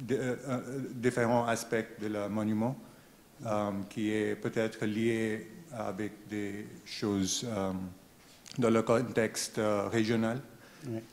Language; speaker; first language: French; non-native, learner; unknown